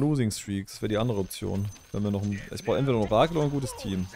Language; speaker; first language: German; native; German